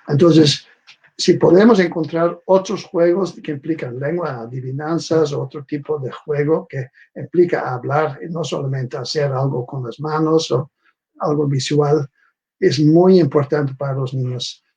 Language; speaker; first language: Spanish; non-native, fluent; Dutch